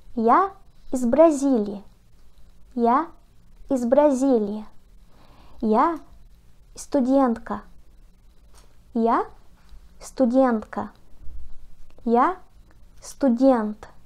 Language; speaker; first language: Russian; non-native, learner; Portuguese